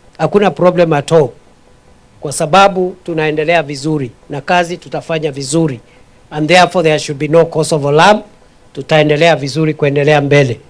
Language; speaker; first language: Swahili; non-native, local second language; Meru